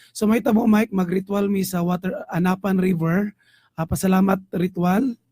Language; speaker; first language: Cebuano; native; Cebuano